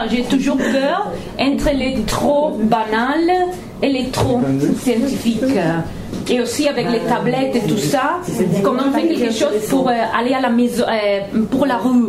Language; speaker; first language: French; non-native, fluent; Italian